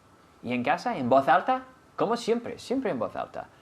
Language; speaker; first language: Spanish; non-native, fluent; English